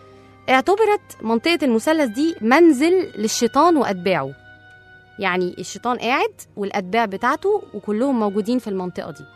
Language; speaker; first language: Arabic; native; Arabic